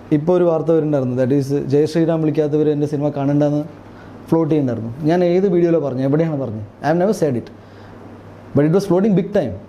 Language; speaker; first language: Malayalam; early bilingual, heritage; Malayalam